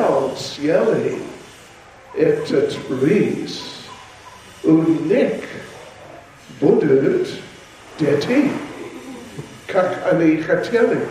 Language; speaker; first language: Russian; non-native, learner; English